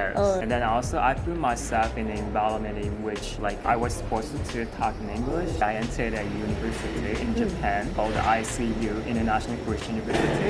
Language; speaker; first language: English; non-native, fluent; Japanese